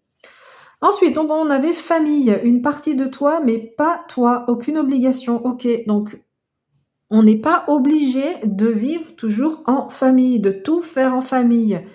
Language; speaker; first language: French; native; French